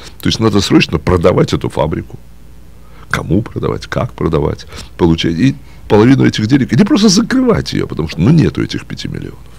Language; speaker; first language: Russian; native; Russian